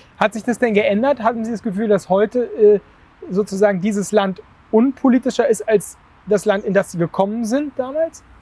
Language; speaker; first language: German; native; German